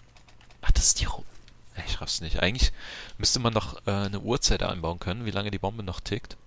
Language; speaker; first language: German; native; German